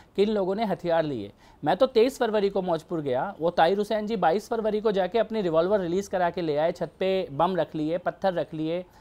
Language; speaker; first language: Hindi; native; Hindi